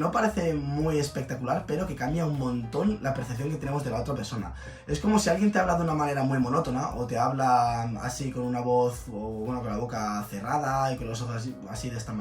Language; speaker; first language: Spanish; native; Spanish